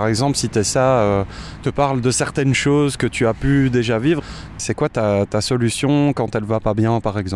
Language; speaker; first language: French; native; French